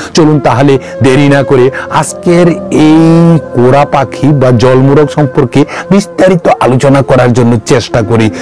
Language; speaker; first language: Bangla; non-native, local second language; Kok Borok